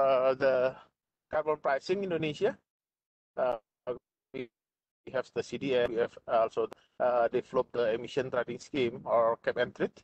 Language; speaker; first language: English; non-native, fluent; Indonesian